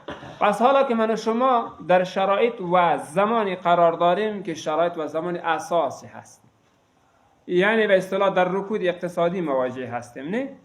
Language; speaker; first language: Persian; native; Persian